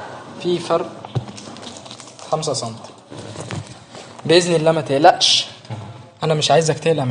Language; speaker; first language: Arabic; native; Arabic